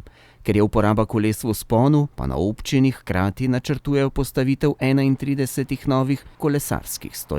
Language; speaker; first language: Slovenian; native; Slovenian